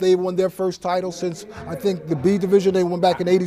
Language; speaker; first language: English; native; English